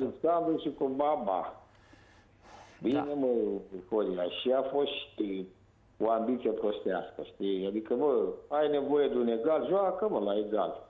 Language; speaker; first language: Romanian; native; Romanian